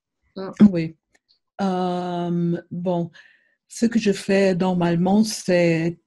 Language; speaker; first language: French; non-native, fluent; German